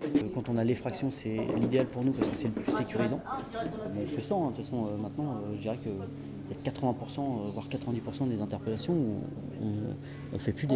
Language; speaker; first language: French; native; French